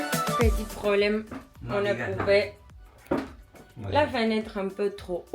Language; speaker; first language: French; non-native, fluent; Spanish